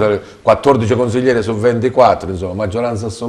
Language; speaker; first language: Italian; native; Italian